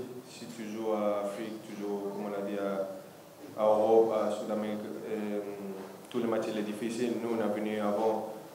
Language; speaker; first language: French; non-native, fluent; Spanish